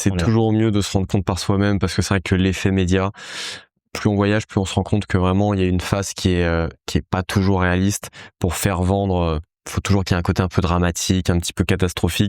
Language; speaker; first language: French; native; French